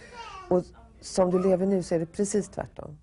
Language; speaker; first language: Swedish; native; Swedish